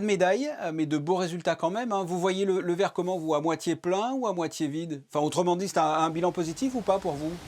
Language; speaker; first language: French; native; French